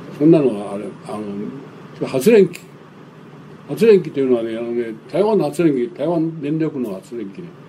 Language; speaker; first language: Japanese; non-native, local second language; Chinese